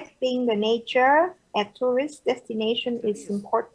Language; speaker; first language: English; non-native, fluent; Vietnamese